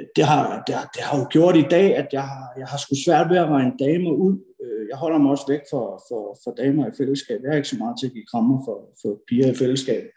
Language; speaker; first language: Danish; early bilingual, other home language; Norwegian